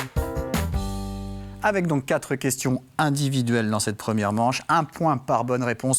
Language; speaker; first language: French; native; French